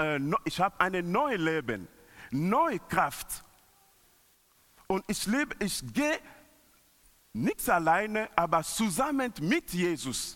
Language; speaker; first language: German; non-native, learner; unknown